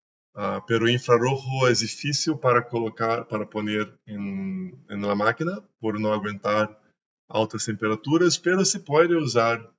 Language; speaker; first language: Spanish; non-native, learner; Portuguese